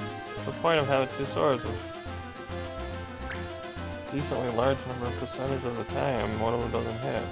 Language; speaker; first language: English; native; English